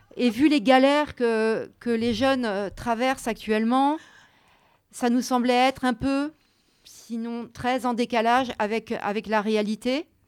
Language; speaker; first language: French; native; French